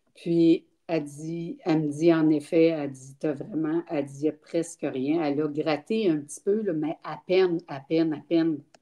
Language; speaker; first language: French; native; French